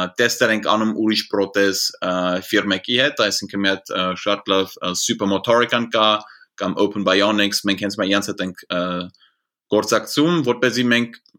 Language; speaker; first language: Armenian; early bilingual, heritage; Armenian